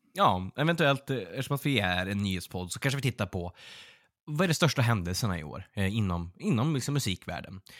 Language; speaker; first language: Swedish; native; Swedish